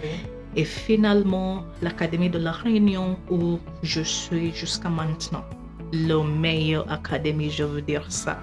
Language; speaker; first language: French; non-native, fluent; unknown